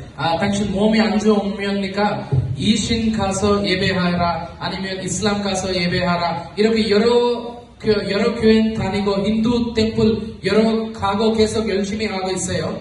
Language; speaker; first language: Korean; non-native, learner; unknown